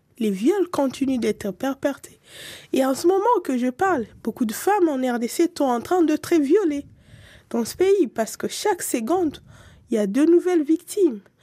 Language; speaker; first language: French; non-native, local second language; Swahili